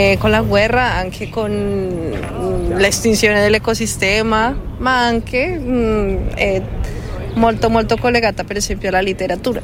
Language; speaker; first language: Italian; non-native, fluent; Spanish